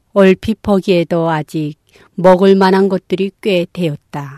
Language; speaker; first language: Korean; non-native, local second language; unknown